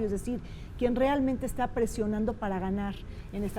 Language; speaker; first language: Spanish; native; Spanish